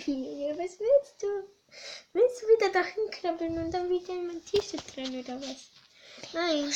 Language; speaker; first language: German; early bilingual, other home language; Hungarian